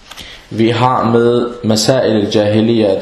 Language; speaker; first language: Danish; early bilingual, other home language; Arabic